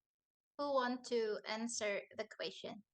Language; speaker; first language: English; non-native, learner; Indonesian